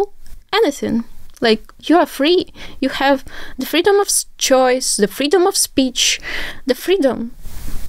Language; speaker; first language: English; non-native, fluent; Ukrainian